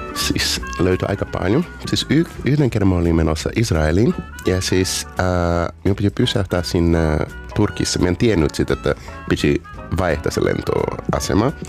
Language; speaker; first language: Finnish; non-native, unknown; Portuguese